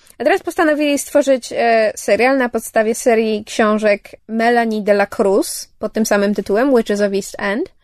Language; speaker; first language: Polish; early bilingual, heritage; English